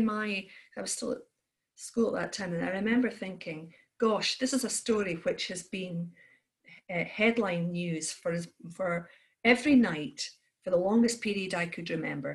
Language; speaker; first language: English; native; English